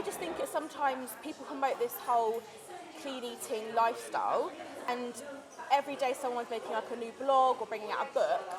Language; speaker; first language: English; native; English